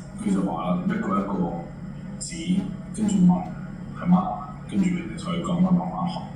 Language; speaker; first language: Cantonese; early bilingual, heritage; Cantonese